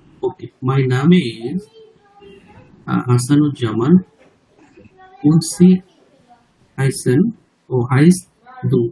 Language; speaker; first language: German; non-native, learner; Bangla